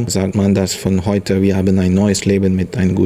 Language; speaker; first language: German; non-native, learner; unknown